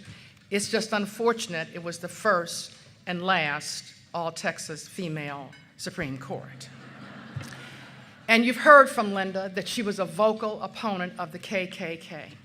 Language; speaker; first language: English; native; English